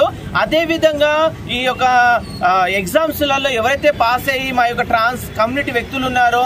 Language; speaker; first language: Telugu; native; Telugu